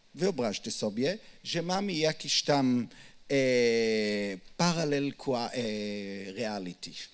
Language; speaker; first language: Polish; non-native, learner; Hebrew